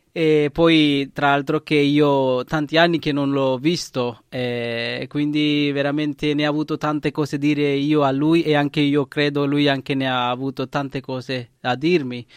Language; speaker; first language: Italian; non-native, fluent; Sinhala